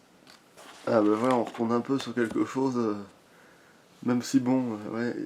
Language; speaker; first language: French; native; French